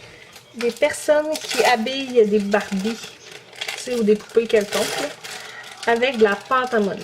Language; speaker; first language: French; native; French